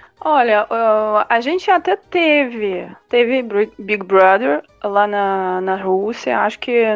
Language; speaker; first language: Portuguese; non-native, fluent; Russian